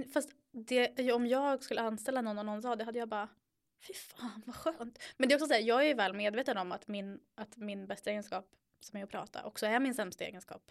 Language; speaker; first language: Swedish; native; Swedish